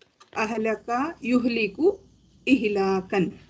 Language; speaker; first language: Arabic; non-native, learner; Urdu